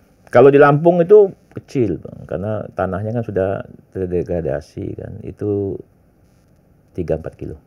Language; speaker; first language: Indonesian; native; Indonesian